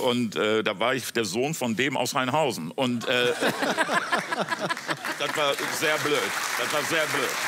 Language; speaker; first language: German; native; German